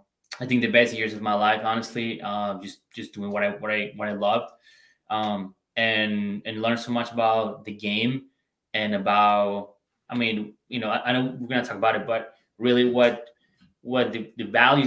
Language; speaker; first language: English; non-native, fluent; Spanish